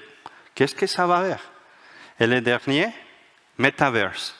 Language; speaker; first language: French; non-native, fluent; Spanish